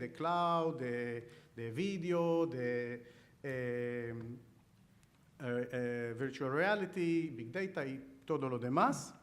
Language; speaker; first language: Spanish; non-native, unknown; Chinese